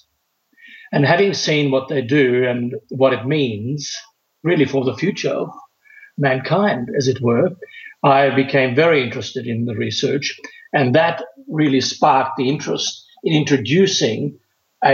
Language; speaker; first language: English; non-native, fluent; German